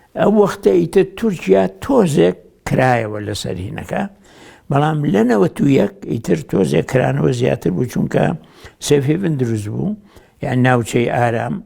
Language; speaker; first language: Central Kurdish; native; Central Kurdish